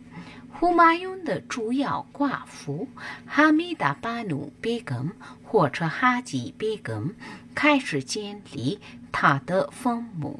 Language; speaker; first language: Chinese; non-native, learner; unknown